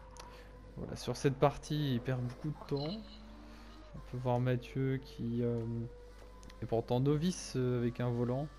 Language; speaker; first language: French; native; French